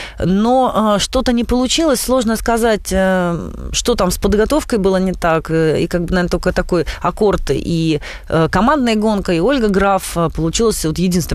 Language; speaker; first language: Russian; native; Russian